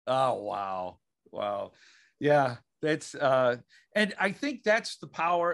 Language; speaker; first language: English; native; English